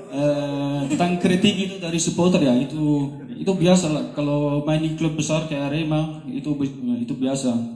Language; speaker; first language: Indonesian; non-native, fluent; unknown